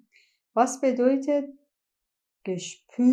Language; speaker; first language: German; non-native, learner; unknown